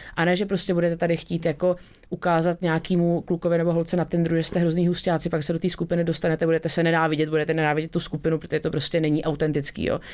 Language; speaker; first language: Czech; native; Czech